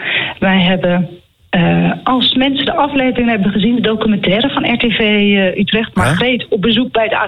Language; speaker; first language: Dutch; native; Dutch